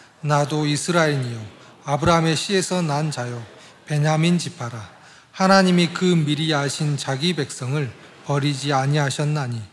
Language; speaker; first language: Korean; native; Korean